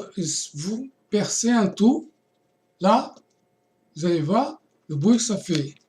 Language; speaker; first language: French; non-native, fluent; Portuguese